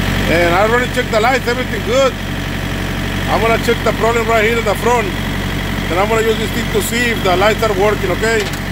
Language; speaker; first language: English; non-native, learner; Spanish